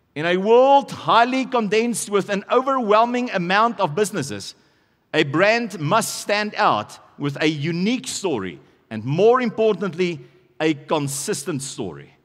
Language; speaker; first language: English; non-native, local second language; Afrikaans